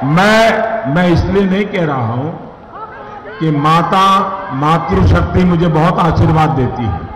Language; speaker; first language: Hindi; non-native, local second language; Gujarati